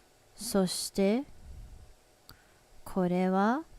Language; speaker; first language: Japanese; non-native, learner; English